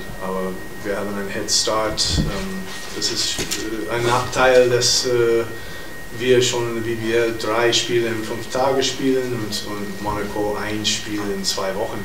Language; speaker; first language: German; non-native, fluent; English